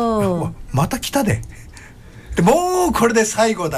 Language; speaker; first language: Japanese; native; Japanese